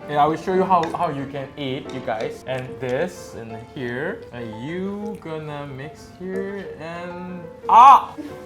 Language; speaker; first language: English; native; English